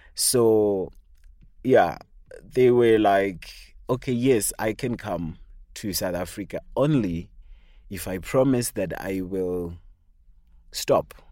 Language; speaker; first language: English; non-native, local second language; Shona